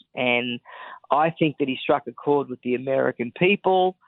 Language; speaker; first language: English; native; English